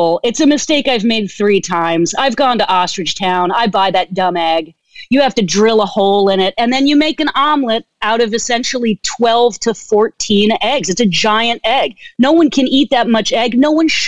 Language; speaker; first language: English; native; English